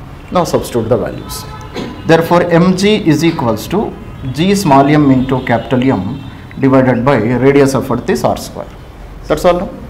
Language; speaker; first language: English; non-native, local second language; Telugu